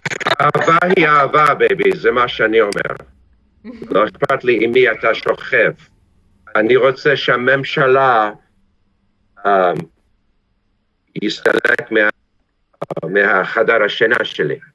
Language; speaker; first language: Hebrew; non-native, fluent; English